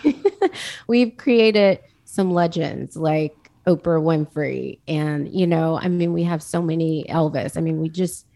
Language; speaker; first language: English; native; English